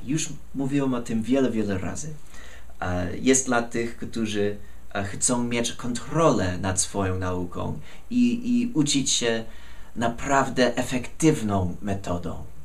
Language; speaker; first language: Polish; non-native, fluent; English